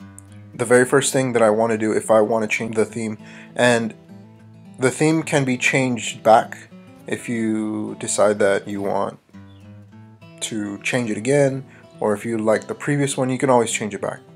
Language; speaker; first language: English; native; English